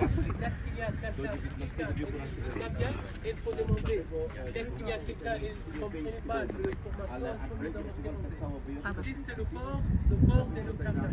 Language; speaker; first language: French; non-native, learner; Arabic